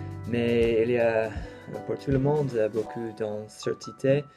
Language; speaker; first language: French; non-native, learner; English